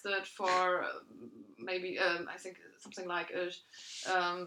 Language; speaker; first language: English; non-native, fluent; German